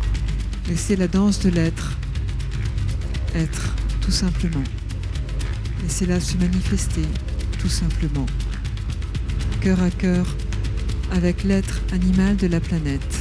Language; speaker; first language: French; native; French